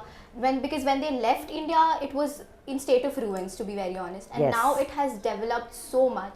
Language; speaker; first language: English; non-native, local second language; Hindi